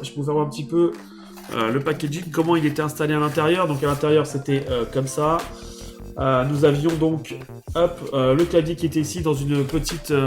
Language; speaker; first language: French; native; French